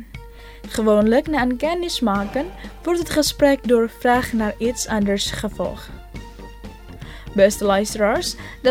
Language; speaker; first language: Dutch; non-native, learner; Indonesian